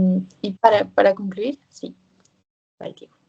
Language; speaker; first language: Portuguese; non-native, fluent; Spanish